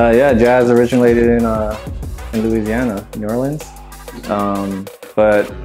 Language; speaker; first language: English; native; English